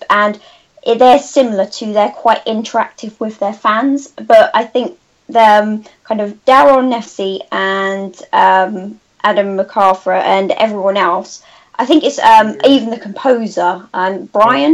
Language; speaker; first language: English; native; English